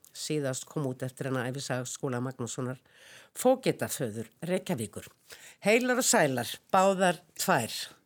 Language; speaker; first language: Icelandic; native; Icelandic